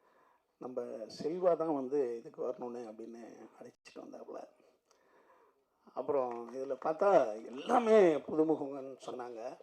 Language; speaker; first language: Tamil; native; Tamil